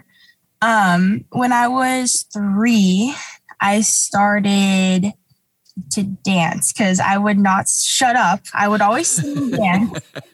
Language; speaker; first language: English; native; English